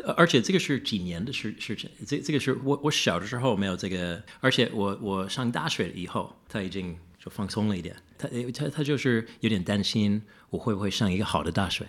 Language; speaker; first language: Chinese; non-native, fluent; English